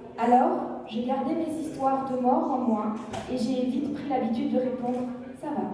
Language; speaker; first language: French; non-native, local second language; Kinyarwanda